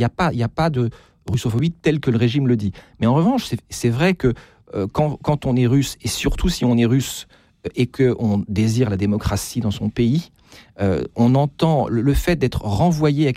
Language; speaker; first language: French; native; French